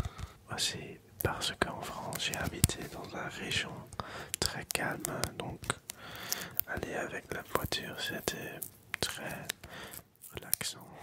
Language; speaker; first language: French; non-native, local second language; Dutch